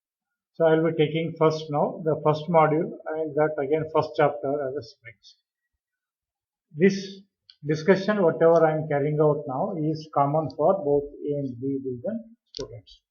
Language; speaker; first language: English; non-native, local second language; Kannada